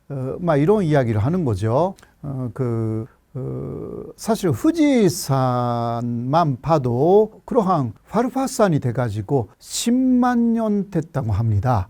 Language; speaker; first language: Korean; non-native, fluent; Japanese